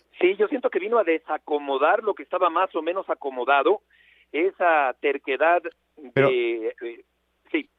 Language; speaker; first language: Spanish; native; Spanish